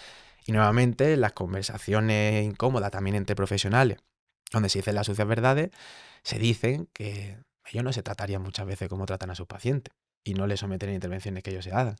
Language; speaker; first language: Spanish; native; Spanish